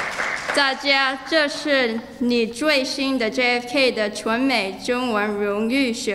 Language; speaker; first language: Chinese; non-native, learner; English